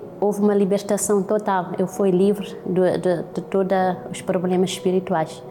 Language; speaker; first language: Portuguese; non-native, local second language; Kabuverdianu